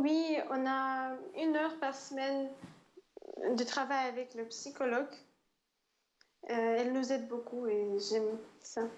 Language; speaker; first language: French; non-native, fluent; Ukrainian